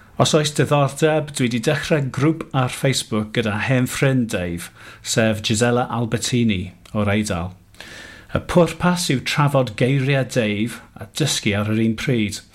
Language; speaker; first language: Welsh; non-native, fluent; English